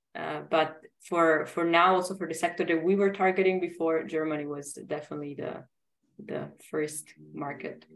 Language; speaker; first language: English; non-native, fluent; Italian